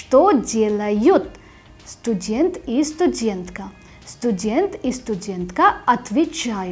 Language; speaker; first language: Russian; non-native, fluent; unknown